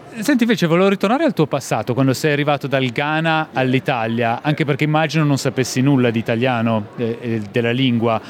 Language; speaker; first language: Italian; native; Italian